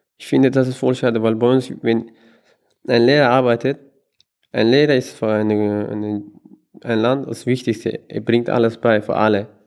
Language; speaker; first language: German; non-native, learner; Persian